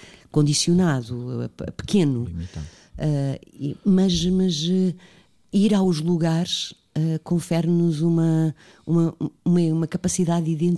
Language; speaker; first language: Portuguese; native; Portuguese